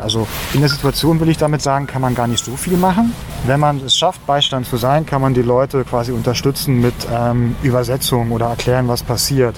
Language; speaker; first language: German; native; German